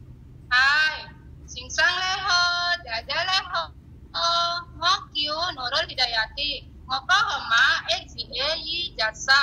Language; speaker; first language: Chinese; non-native, learner; Indonesian